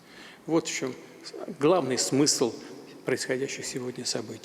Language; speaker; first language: Russian; native; Russian